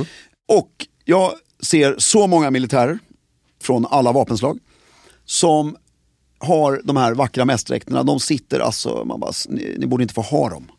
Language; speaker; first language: Swedish; native; Swedish